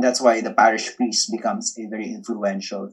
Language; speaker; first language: English; non-native, local second language; Filipino